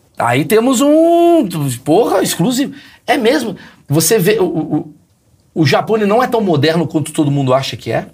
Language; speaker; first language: Portuguese; native; Portuguese